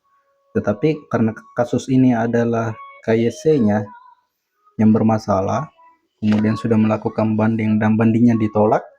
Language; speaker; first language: Indonesian; native; Indonesian